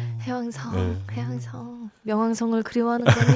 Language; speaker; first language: Korean; native; Korean